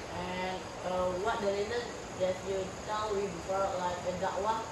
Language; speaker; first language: English; non-native, learner; Indonesian